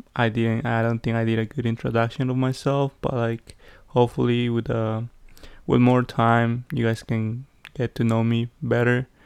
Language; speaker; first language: English; non-native, fluent; Spanish